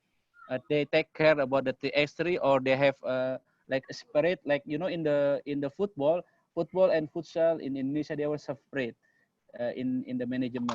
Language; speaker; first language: English; non-native, learner; Indonesian